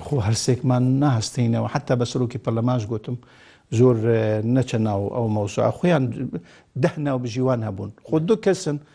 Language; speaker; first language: Central Kurdish; non-native, local second language; Kurdish